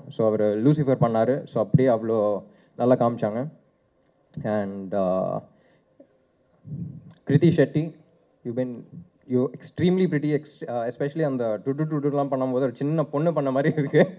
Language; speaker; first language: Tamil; non-native, local second language; Telugu